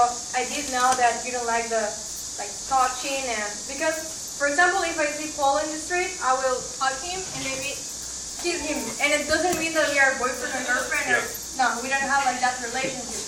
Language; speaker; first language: English; non-native, fluent; Spanish